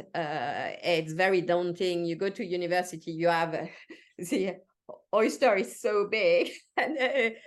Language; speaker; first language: English; non-native, fluent; French